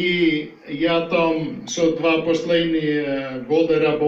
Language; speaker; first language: Russian; non-native, learner; Dutch